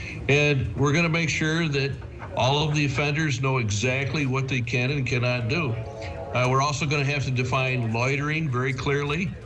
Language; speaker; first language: English; native; English